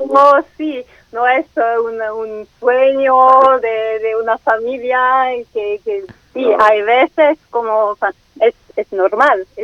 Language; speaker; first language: Spanish; non-native, learner; French